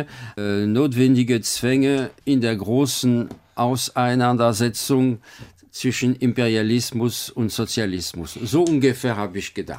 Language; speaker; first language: German; non-native, fluent; French